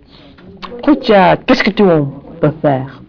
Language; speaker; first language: French; non-native, learner; English